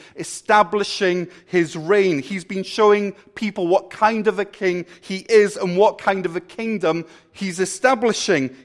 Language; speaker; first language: English; native; English